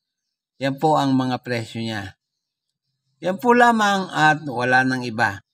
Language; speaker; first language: Filipino; native; Filipino